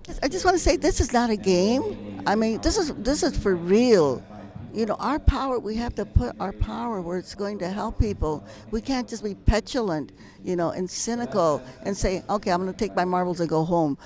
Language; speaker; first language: English; early bilingual, other home language; Spanish